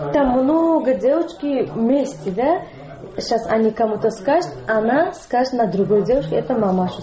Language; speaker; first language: Russian; non-native, learner; Uzbek